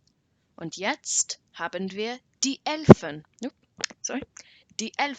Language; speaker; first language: German; non-native, learner; English